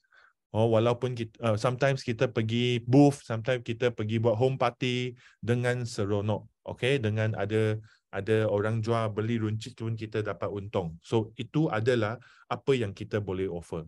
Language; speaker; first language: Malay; non-native, local second language; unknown